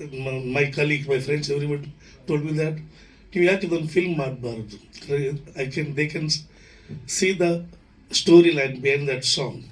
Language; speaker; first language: Kannada; non-native, local second language; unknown